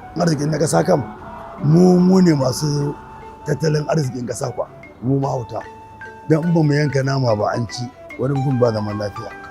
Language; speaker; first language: Hausa; native; Hausa